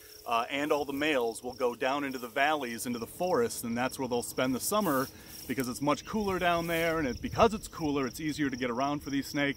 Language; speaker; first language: English; native; English